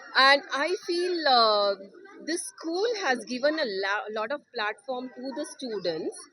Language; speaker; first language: English; non-native, local second language; Telugu